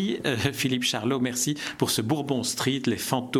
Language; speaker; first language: French; native; French